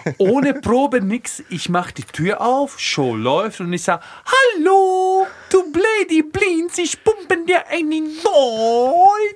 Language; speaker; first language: German; early bilingual, other home language; Croatian